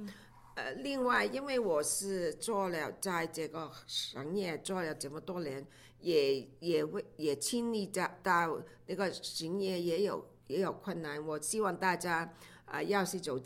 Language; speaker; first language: Chinese; non-native, local second language; Cantonese